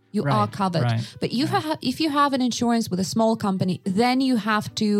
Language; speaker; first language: English; non-native, fluent; Russian